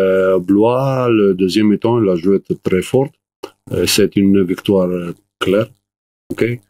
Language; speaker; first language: French; non-native, learner; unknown